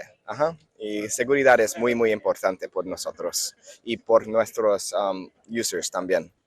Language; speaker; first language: Spanish; non-native, learner; English